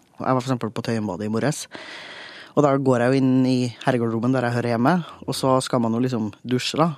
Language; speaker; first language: Norwegian; native; Norwegian